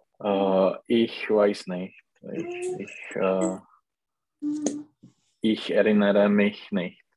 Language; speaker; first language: German; non-native, learner; Czech